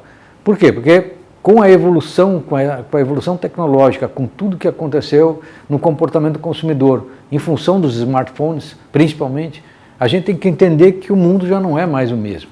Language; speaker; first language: Portuguese; native; Portuguese